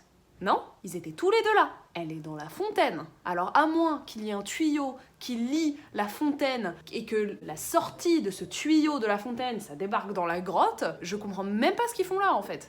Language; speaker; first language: French; native; French